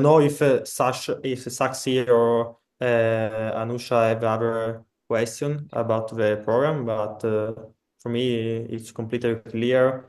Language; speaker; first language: English; non-native, fluent; Italian